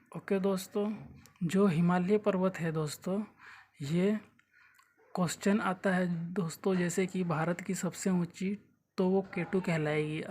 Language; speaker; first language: Hindi; native; Hindi